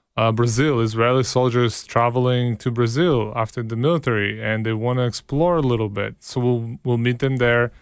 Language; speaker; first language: English; early bilingual, other home language; Hebrew